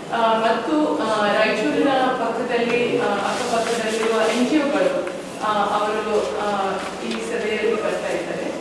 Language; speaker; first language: Kannada; non-native, fluent; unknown